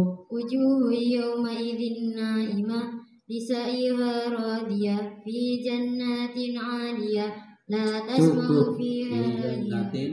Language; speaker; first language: Arabic; non-native, learner; Indonesian